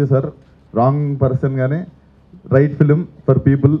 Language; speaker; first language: Telugu; native; Telugu